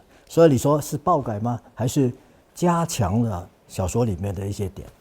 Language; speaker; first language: Chinese; non-native, fluent; Cantonese